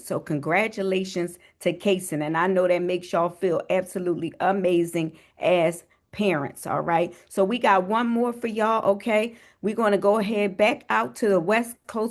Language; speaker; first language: English; native; English